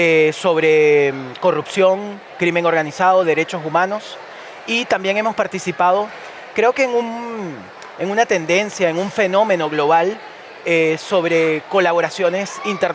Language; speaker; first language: Spanish; native; Spanish